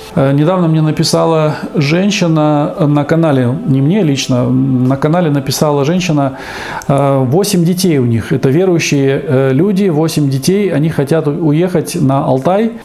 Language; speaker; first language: Russian; native; Russian